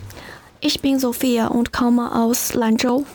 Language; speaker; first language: German; non-native, learner; Chinese